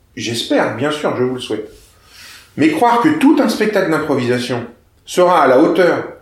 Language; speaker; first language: French; native; French